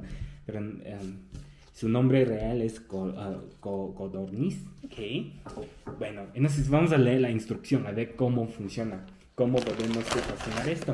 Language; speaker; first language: Spanish; non-native, fluent; Chinese